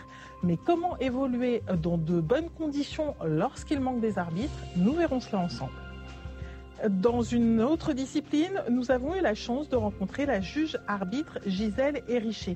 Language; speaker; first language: French; native; French